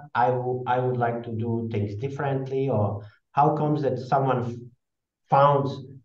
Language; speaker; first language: English; non-native, fluent; Slovak